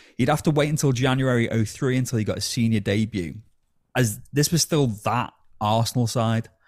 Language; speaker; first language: English; native; English